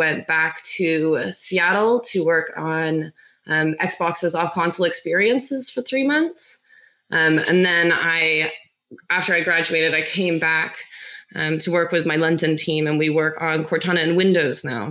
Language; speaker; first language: English; native; English